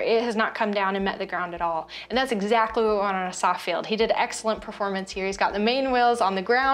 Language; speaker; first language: English; native; English